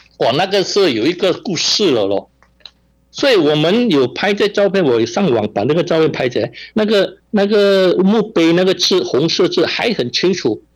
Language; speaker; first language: Chinese; non-native, local second language; Min Nan Chinese